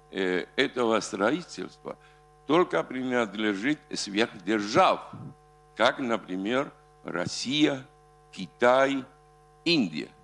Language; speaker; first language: Russian; non-native, fluent; Spanish